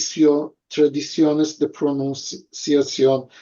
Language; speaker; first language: Spanish; early bilingual, heritage; Ladino